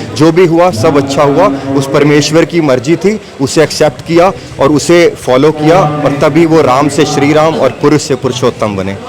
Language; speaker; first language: Hindi; native; Hindi